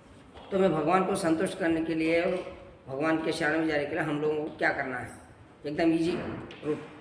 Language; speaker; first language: Hindi; non-native, local second language; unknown